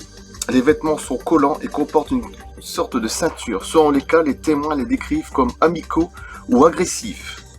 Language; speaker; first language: French; native; French